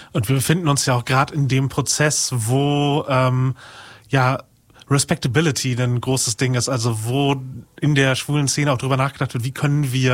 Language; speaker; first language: German; native; German